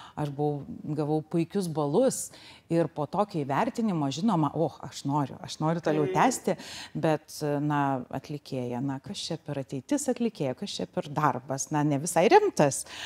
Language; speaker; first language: Lithuanian; native; Lithuanian